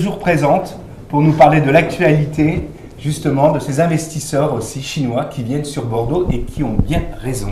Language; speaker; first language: French; native; French